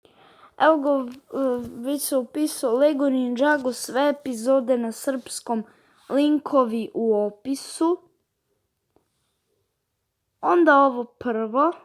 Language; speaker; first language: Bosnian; early bilingual, heritage; Croatian